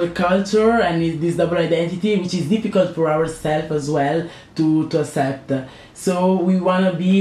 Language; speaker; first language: English; non-native, fluent; Italian